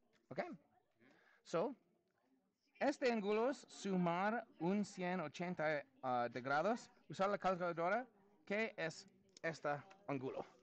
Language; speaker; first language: Spanish; non-native, learner; English